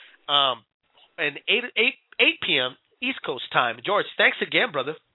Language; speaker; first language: English; early bilingual, other home language; Spanish